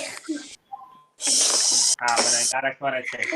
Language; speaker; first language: Welsh; native; Welsh